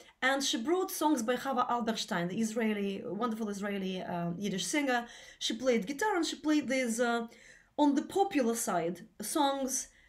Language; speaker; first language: English; non-native, fluent; Russian